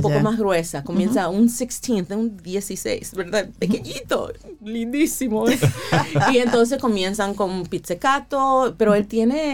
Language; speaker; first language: Spanish; early bilingual, heritage; Spanish